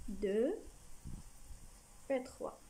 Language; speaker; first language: French; non-native, learner; Arabic